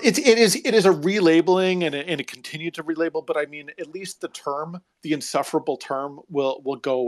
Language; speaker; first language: English; native; English